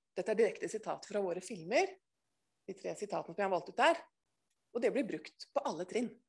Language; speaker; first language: Norwegian; native; Norwegian